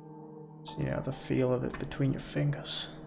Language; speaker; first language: English; native; English